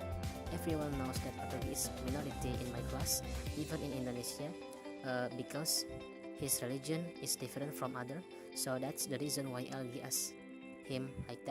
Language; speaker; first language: English; non-native, learner; Indonesian